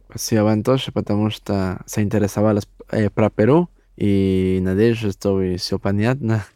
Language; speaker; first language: Russian; non-native, learner; Spanish